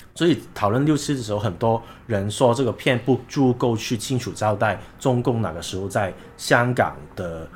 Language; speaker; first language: Chinese; non-native, local second language; Cantonese